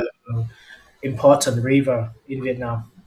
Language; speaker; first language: English; non-native, learner; Vietnamese